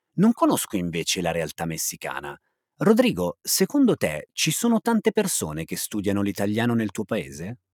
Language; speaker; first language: Italian; native; Italian